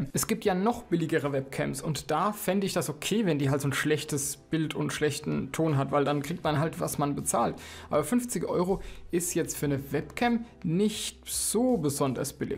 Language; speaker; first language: German; native; German